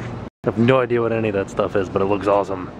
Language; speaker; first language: English; native; English